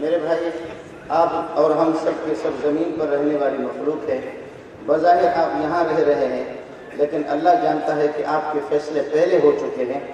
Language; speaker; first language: Urdu; non-native, local second language; Brahui